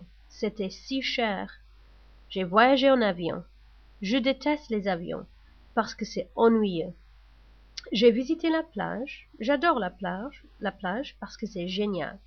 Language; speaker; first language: French; non-native, learner; English